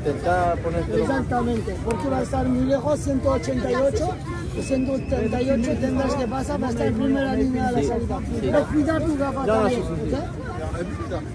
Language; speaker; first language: Spanish; non-native, fluent; French